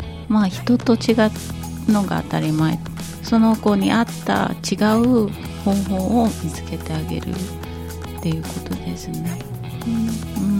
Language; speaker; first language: Japanese; native; Japanese